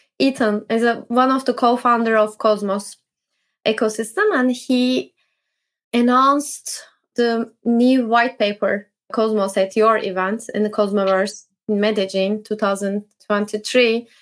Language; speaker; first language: English; non-native, fluent; Turkish